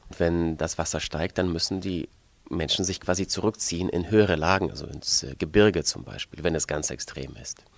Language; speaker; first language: German; non-native, fluent; Polish